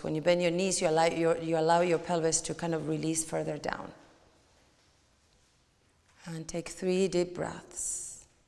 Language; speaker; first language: English; non-native, fluent; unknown